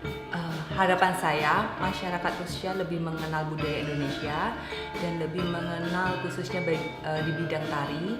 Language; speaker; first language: Indonesian; native; Indonesian